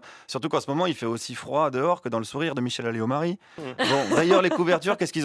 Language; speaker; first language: French; native; French